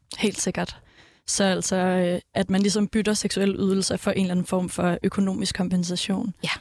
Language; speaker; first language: Danish; native; Danish